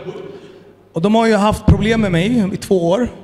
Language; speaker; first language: Swedish; early bilingual, other home language; Amharic